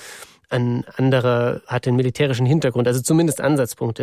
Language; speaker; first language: German; native; German